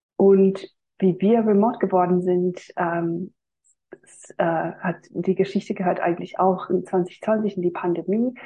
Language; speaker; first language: German; non-native, fluent; Finnish